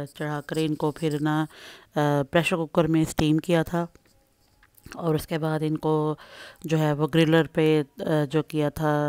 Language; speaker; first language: Urdu; native; Urdu